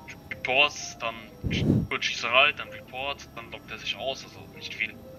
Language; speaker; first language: German; native; German